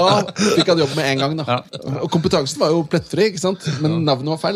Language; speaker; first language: Norwegian; native; Norwegian